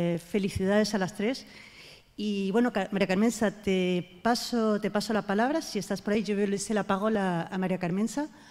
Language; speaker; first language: Spanish; native; Spanish